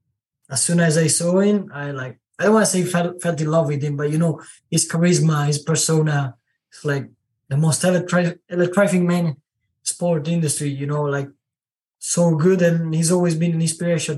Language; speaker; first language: English; non-native, learner; Italian